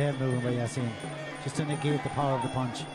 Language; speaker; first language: English; native; English